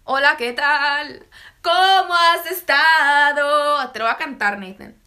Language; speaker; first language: Spanish; early bilingual, heritage; Spanish